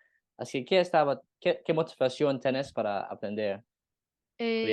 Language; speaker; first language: Spanish; non-native, learner; English